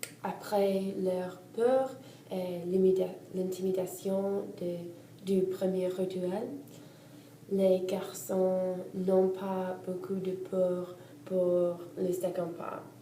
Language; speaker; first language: French; non-native, learner; English